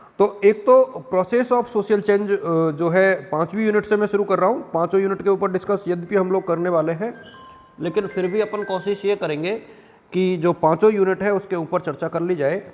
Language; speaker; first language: Hindi; native; Hindi